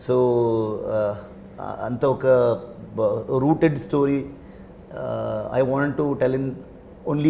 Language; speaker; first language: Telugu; non-native, learner; Kannada